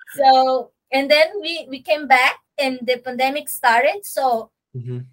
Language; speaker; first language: English; non-native, learner; Portuguese